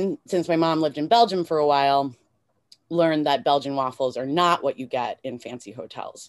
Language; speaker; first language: English; native; English